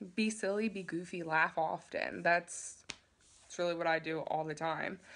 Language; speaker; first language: English; native; English